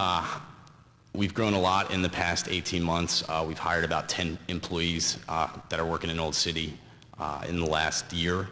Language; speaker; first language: English; native; English